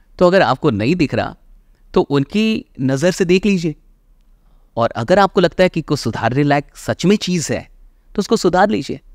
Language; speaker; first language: Hindi; native; Hindi